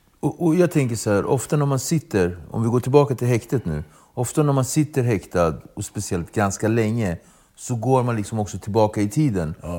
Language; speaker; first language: Swedish; native; Swedish